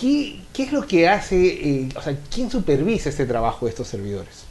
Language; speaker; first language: Spanish; native; Spanish